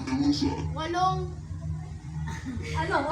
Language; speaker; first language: Filipino; non-native, local second language; Cebuano